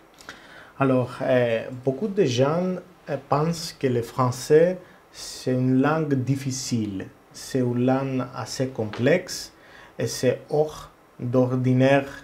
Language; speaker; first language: French; non-native, learner; Greek